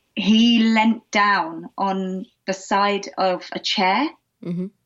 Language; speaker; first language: English; native; English